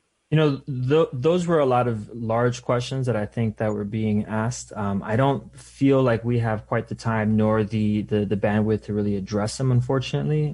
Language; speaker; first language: English; native; English